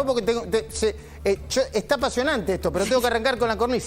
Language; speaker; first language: Spanish; native; Spanish